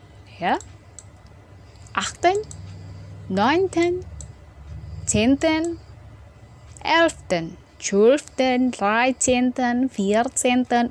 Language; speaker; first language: German; non-native, fluent; Indonesian